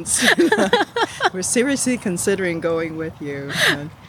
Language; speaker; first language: English; non-native, local second language; Cantonese